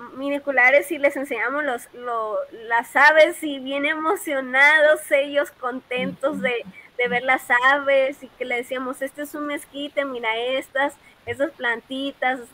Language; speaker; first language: Spanish; native; Spanish